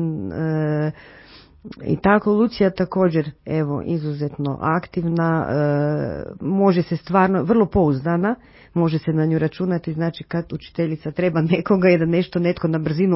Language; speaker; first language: Croatian; native; Croatian